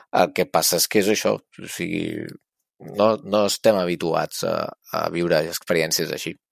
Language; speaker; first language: Catalan; native; Catalan